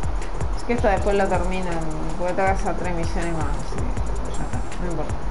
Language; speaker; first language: Spanish; native; Spanish